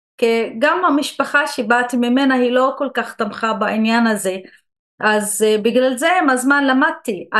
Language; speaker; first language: Hebrew; non-native, local second language; Arabic